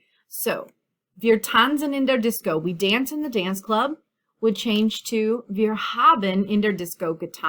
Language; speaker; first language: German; non-native, fluent; English